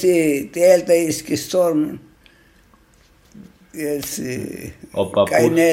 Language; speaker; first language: German; non-native, learner; Greek